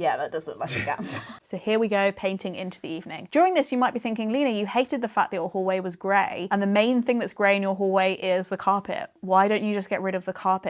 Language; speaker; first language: English; native; English